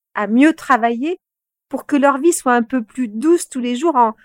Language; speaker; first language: French; native; French